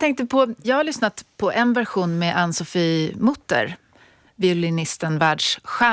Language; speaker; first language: Swedish; native; Swedish